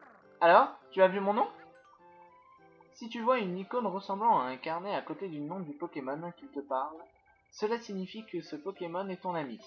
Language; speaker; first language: French; native; French